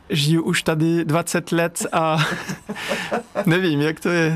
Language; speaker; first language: Czech; non-native, fluent; French